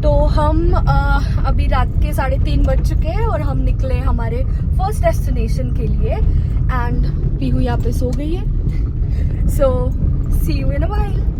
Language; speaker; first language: Hindi; non-native, local second language; Marathi